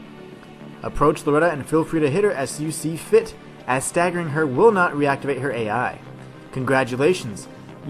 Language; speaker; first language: English; native; English